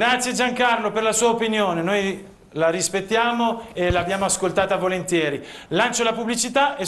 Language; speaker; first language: Italian; native; Italian